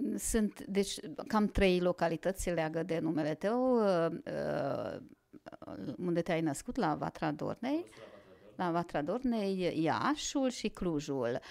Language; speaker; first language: Romanian; non-native, local second language; Hungarian